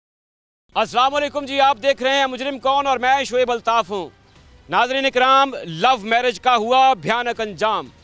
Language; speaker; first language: Hindi; non-native, local second language; Punjabi